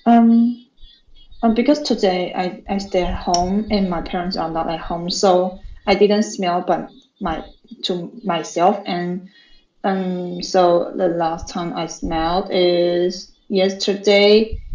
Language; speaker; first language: English; non-native, learner; Chinese